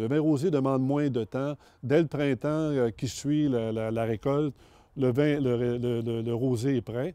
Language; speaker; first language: French; native; French